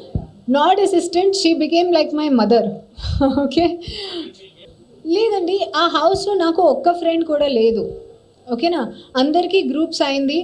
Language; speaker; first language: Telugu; non-native, learner; Hindi